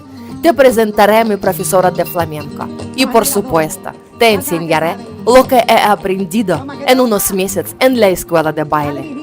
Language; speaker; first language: Spanish; non-native, learner; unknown